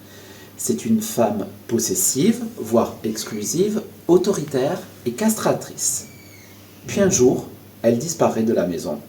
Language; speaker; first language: French; native; French